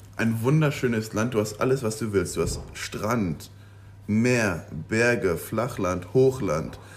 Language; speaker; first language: German; non-native, local second language; Luxembourgish